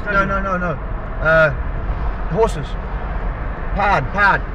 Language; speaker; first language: English; non-native, learner; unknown